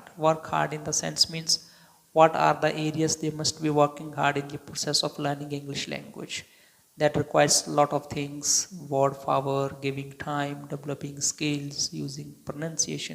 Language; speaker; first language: English; non-native, local second language; Hindi